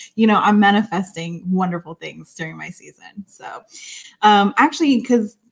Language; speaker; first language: English; early bilingual, other home language; Spanish